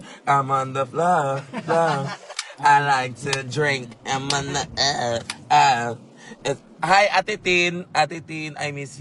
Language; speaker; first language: English; non-native, local second language; Cebuano